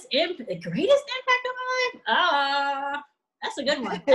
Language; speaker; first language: English; native; English